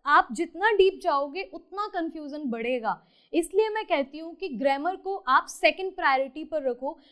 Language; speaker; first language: Hindi; native; Hindi